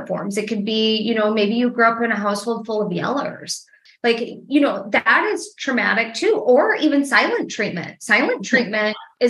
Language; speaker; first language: English; native; English